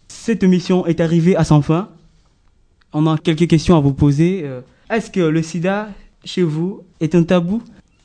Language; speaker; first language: French; native; French